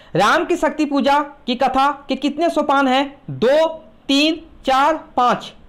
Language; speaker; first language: Hindi; native; Hindi